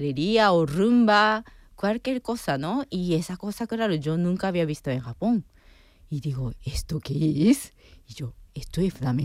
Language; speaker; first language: Spanish; non-native, fluent; Japanese